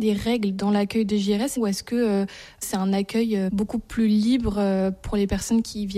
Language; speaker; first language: French; native; French